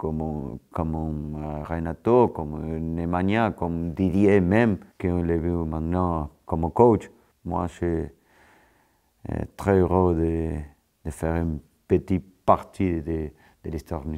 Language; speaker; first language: French; non-native, fluent; Spanish